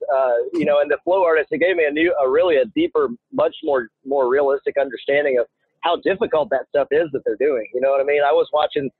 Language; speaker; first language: English; native; English